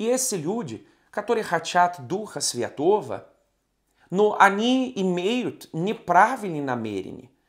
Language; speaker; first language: Russian; non-native, fluent; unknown